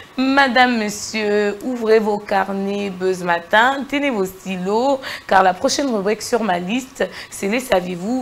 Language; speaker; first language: French; non-native, local second language; Lingala